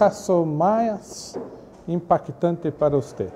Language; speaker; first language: Spanish; non-native, learner; Portuguese